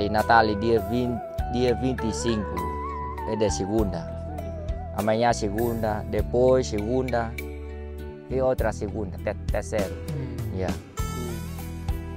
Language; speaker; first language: Portuguese; non-native, learner; Vietnamese